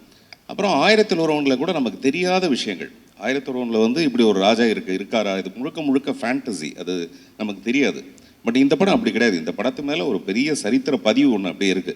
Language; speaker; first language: Tamil; native; Tamil